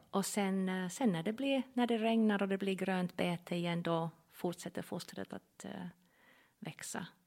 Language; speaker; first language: Swedish; non-native, fluent; English